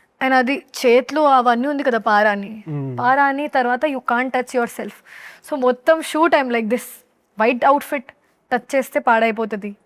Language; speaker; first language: Telugu; non-native, learner; Hindi